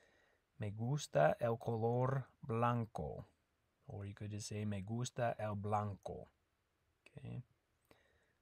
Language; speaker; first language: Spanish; non-native, fluent; English